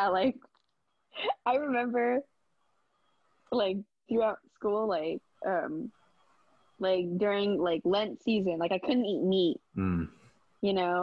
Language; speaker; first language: English; early bilingual, other home language; Vietnamese